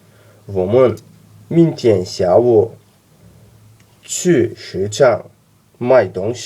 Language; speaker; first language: Chinese; non-native, learner; Azerbaijani